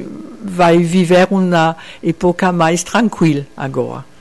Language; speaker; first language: Portuguese; non-native, fluent; French